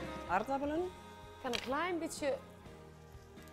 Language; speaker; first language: Dutch; non-native, fluent; Icelandic